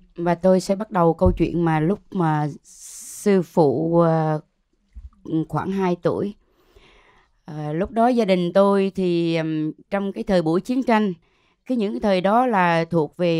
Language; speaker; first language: Vietnamese; native; Vietnamese